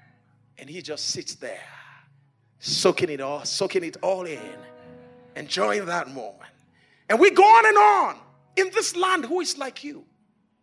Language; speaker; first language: English; non-native, local second language; Yoruba